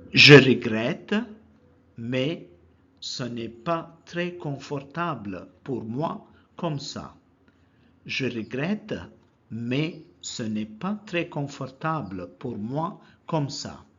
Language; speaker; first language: French; non-native, fluent; Telugu